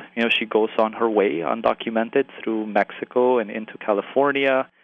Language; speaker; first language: English; early bilingual, other home language; Spanish